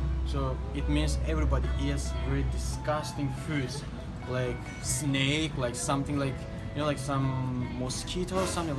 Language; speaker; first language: English; non-native, fluent; Turkish